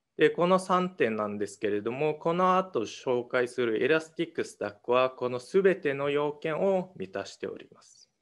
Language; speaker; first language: Japanese; non-native, fluent; Mongolian